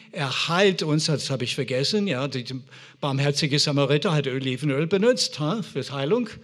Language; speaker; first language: German; non-native, fluent; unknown